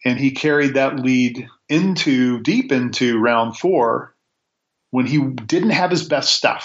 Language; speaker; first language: English; native; English